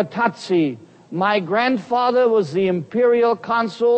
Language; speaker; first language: English; non-native, fluent; German